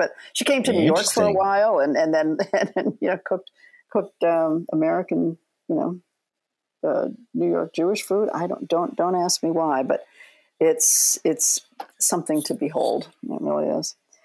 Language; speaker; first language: English; native; English